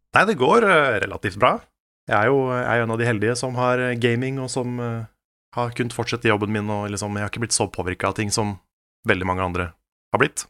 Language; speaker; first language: Norwegian; native; Norwegian